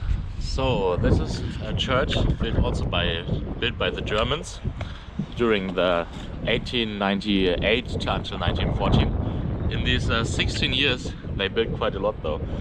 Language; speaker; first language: English; non-native, fluent; German